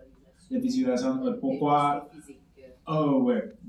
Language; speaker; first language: French; non-native, fluent; English